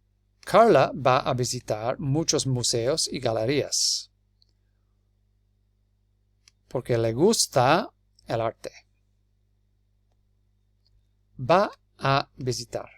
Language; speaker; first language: Spanish; non-native, fluent; English